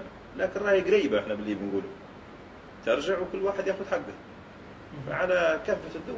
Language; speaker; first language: Arabic; native; Arabic